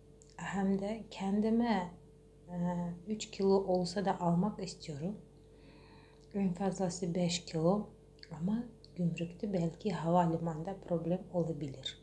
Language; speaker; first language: Turkish; non-native, fluent; Russian